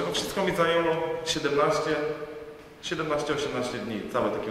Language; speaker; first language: Polish; native; Polish